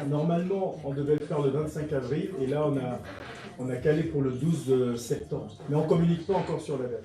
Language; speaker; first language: French; native; French